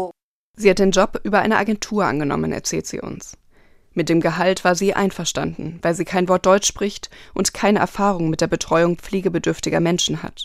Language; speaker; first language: German; native; German